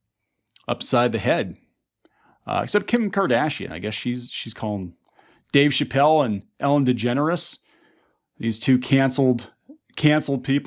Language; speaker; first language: English; native; English